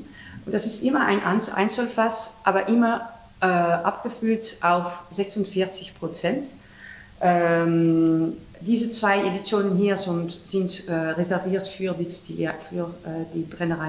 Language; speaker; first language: German; non-native, learner; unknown